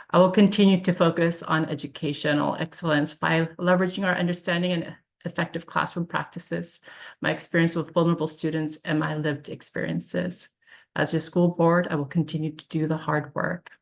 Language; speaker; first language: English; early bilingual, other home language; Korean